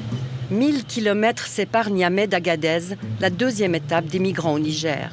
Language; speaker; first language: French; native; French